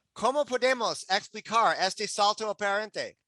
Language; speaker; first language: Spanish; non-native, learner; English